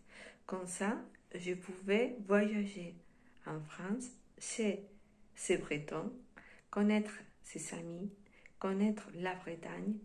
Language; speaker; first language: French; non-native, fluent; Spanish